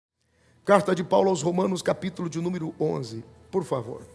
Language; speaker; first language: Portuguese; native; Portuguese